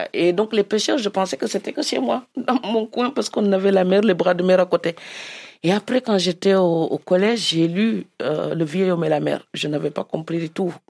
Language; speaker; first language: French; non-native, local second language; Serer